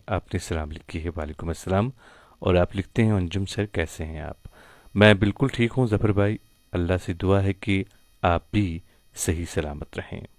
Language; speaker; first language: Hindi; non-native, local second language; Kashmiri